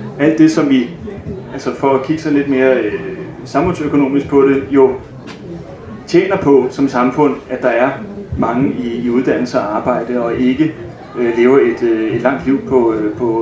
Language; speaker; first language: Danish; native; Danish